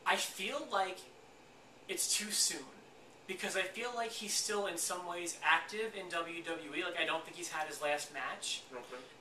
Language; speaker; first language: English; native; English